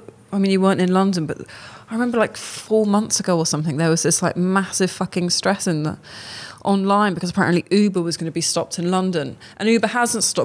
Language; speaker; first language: English; native; English